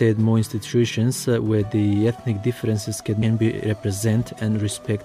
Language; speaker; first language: English; non-native, fluent; Macedonian